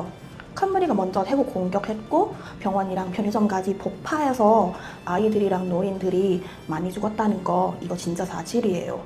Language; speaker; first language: Korean; non-native, fluent; Thai